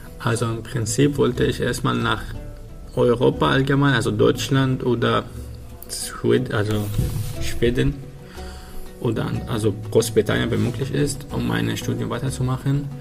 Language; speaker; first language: German; non-native, learner; Arabic